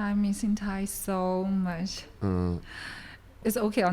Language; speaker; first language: English; non-native, learner; Chinese